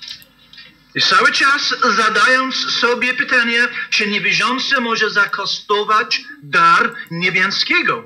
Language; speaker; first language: Polish; non-native, learner; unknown